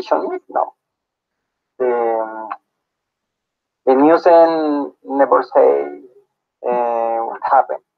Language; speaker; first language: English; non-native, learner; Spanish